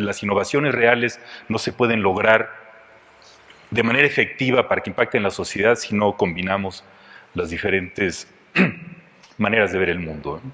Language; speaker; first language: Spanish; native; Spanish